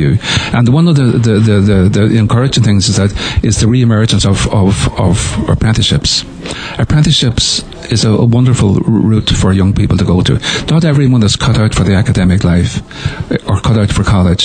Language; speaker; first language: English; native; English